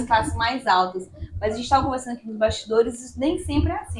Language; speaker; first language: Portuguese; native; Portuguese